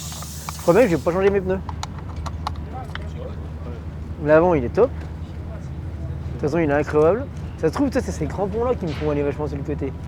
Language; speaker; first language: French; native; French